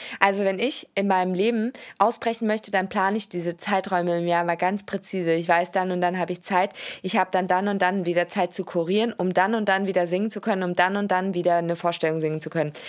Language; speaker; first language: German; native; German